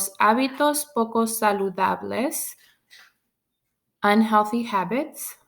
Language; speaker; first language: Spanish; non-native, fluent; English